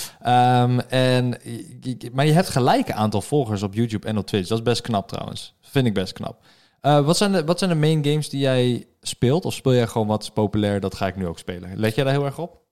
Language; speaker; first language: Dutch; native; Dutch